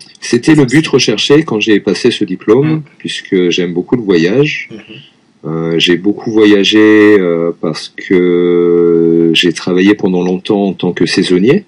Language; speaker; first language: French; native; French